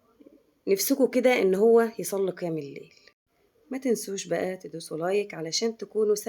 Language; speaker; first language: Arabic; native; Arabic